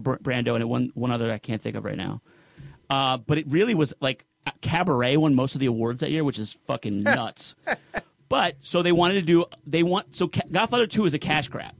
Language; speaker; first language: English; native; English